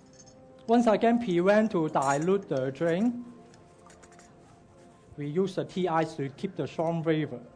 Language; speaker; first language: English; non-native, local second language; Cantonese